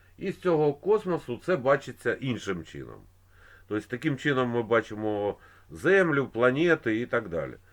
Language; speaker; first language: Ukrainian; non-native, local second language; Russian